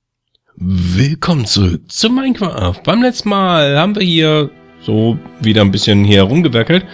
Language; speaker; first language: German; native; German